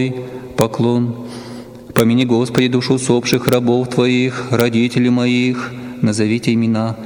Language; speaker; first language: Russian; native; Russian